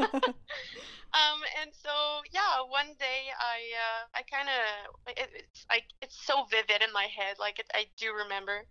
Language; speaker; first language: English; non-native, fluent; French